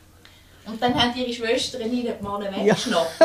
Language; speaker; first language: German; native; German